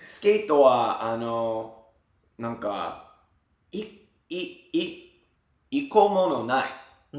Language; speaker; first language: Japanese; non-native, learner; English